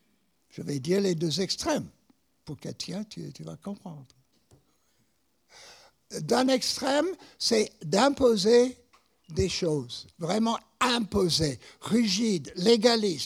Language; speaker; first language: French; non-native, fluent; English